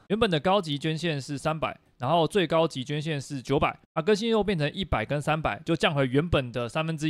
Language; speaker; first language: Chinese; native; Chinese